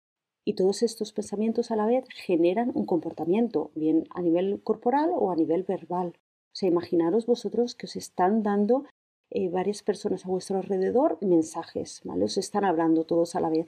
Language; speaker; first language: Spanish; native; Spanish